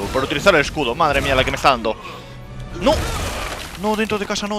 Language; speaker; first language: Spanish; native; Spanish